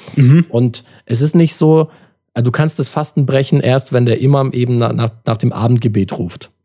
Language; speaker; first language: German; early bilingual, other home language; Turkish